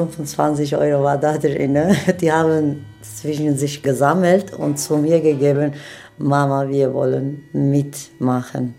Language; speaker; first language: German; non-native, learner; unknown